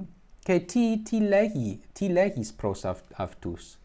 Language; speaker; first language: Greek; non-native, learner; English